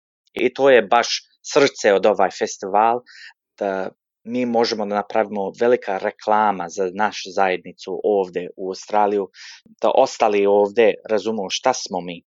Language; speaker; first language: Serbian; early bilingual, heritage; Serbian